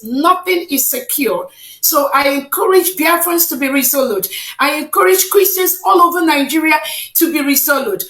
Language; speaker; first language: English; non-native, local second language; Igbo